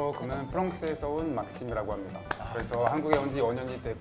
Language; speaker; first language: Korean; non-native, fluent; French